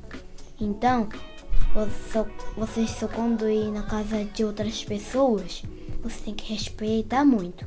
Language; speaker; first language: Portuguese; early bilingual, heritage; Portuguese